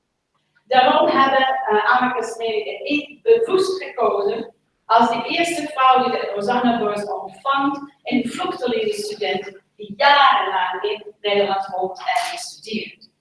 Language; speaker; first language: Dutch; non-native, fluent; English